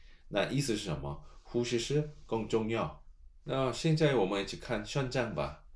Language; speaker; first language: Chinese; non-native, learner; Korean